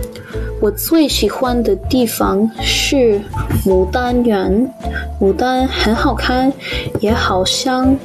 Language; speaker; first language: Chinese; non-native, learner; English